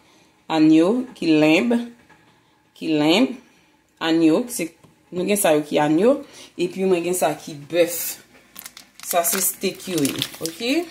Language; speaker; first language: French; non-native, learner; Haitian Creole